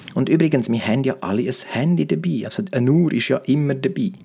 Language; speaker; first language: German; non-native, fluent; Romansh